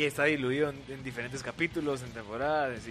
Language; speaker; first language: Spanish; native; Spanish